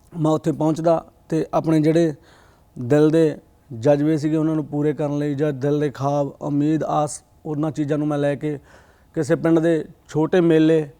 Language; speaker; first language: Punjabi; native; Punjabi